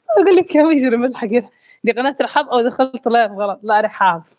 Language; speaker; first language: Arabic; native; Arabic